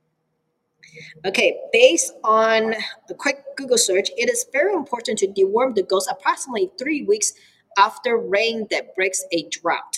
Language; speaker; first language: English; early bilingual, other home language; Cantonese